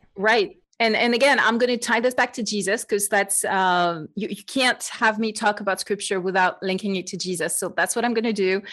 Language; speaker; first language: English; non-native, fluent; French